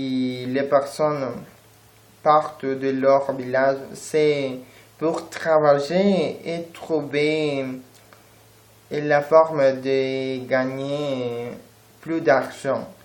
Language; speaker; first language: French; non-native, learner; Spanish